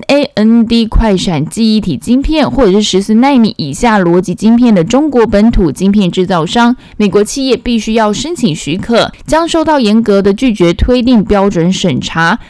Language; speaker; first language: Chinese; non-native, fluent; Korean